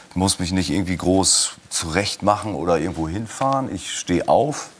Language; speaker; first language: German; native; German